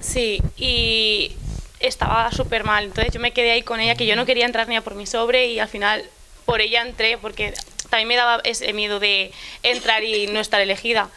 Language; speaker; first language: Spanish; native; Spanish